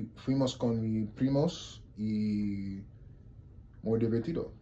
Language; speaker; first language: Spanish; non-native, learner; English